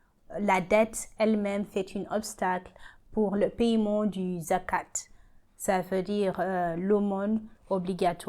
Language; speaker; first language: French; non-native, learner; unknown